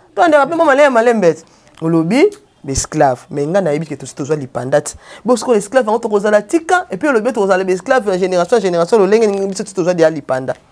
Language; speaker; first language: Lingala; native; Lingala